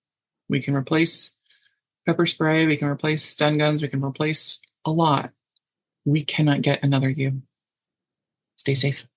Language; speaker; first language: English; native; English